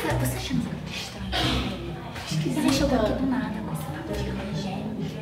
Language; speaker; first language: Portuguese; native; Portuguese